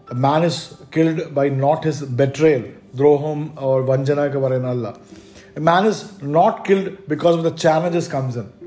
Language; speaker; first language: English; non-native, local second language; Malayalam